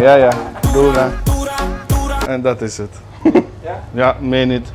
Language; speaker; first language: Dutch; non-native, learner; Spanish